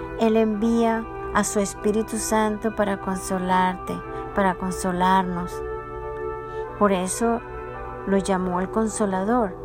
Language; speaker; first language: Spanish; native; Spanish